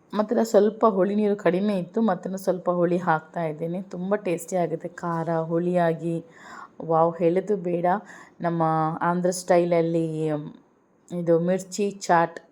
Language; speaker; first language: Kannada; non-native, local second language; Urdu